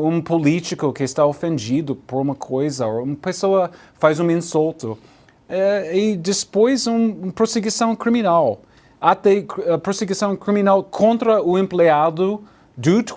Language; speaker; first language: Portuguese; non-native, learner; English